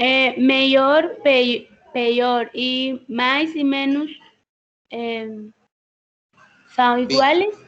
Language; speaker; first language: Portuguese; non-native, learner; Spanish